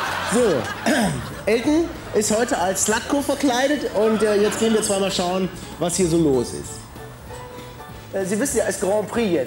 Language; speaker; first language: German; native; German